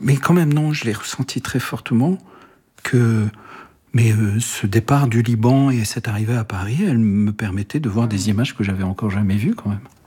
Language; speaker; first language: French; early bilingual, other home language; Arabic